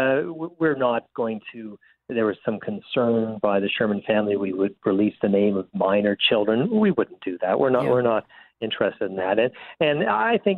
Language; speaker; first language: English; native; English